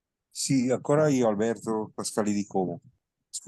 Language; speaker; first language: Italian; native; Italian